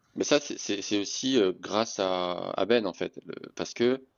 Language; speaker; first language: French; native; French